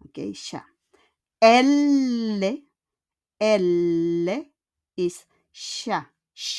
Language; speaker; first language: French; non-native, fluent; Filipino